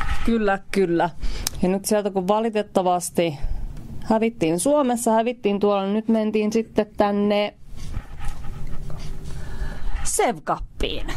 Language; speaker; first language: Finnish; native; Finnish